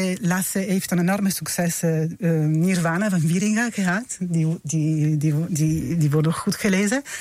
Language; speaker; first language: Dutch; non-native, fluent; Italian